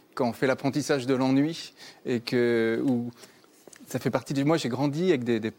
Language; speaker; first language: French; native; French